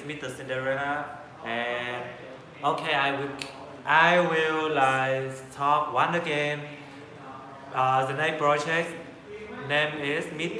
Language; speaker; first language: English; non-native, learner; Vietnamese